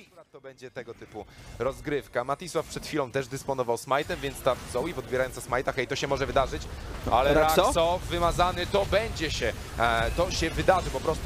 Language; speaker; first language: Polish; native; Polish